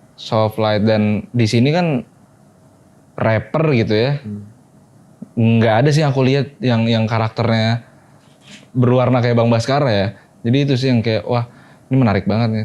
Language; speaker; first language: Indonesian; native; Indonesian